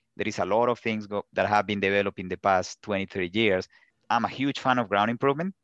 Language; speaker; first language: English; non-native, fluent; Spanish